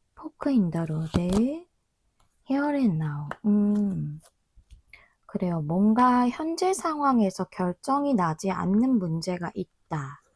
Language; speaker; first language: Korean; native; Korean